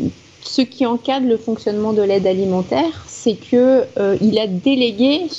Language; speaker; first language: French; native; French